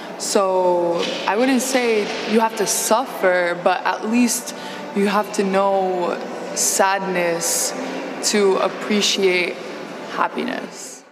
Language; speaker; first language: English; early bilingual, other home language; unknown